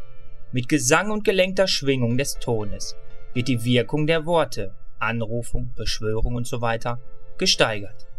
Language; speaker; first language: German; native; German